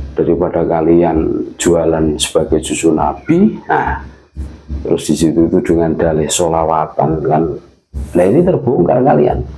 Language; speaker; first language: Indonesian; native; Indonesian